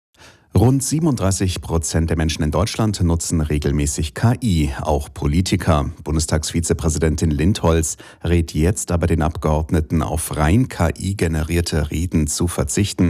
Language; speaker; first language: German; native; German